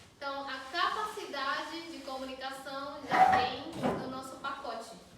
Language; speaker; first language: Portuguese; non-native, fluent; Spanish